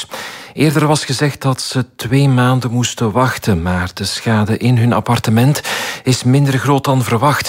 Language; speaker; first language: Dutch; native; Dutch